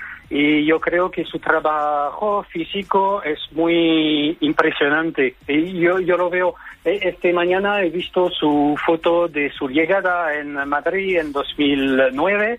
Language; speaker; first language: Spanish; non-native, fluent; French